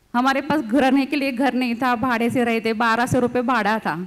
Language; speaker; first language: Hindi; non-native, local second language; Gujarati